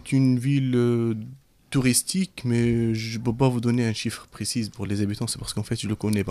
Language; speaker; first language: French; non-native, fluent; Arabic